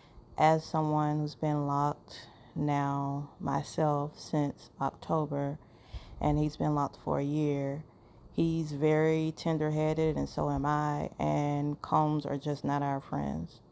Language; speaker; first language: English; native; English